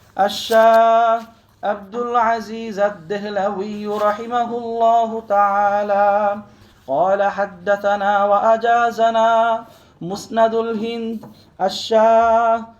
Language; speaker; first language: Arabic; non-native, fluent; Bangla